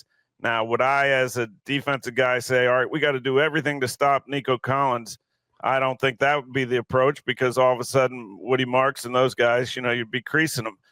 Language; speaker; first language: English; native; English